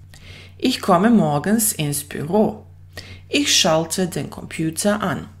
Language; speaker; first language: German; non-native, fluent; Bosnian